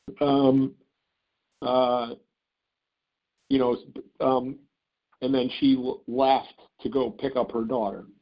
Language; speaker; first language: English; native; English